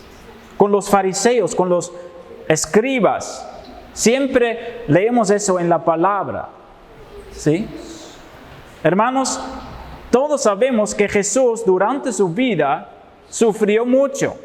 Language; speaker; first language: Spanish; non-native, fluent; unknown